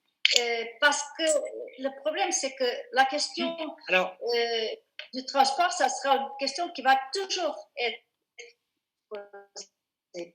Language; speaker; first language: French; non-native, fluent; Portuguese